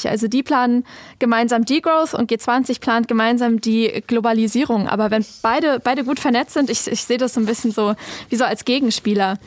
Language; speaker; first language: German; native; German